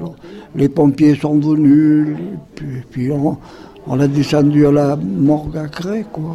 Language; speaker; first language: French; native; French